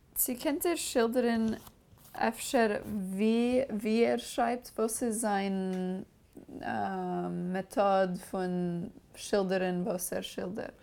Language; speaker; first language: German; non-native, fluent; English